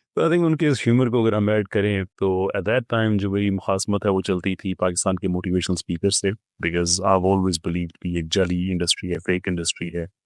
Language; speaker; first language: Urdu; non-native, local second language; Punjabi